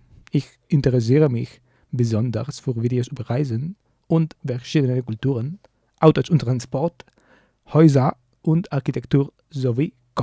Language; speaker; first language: German; non-native, learner; Spanish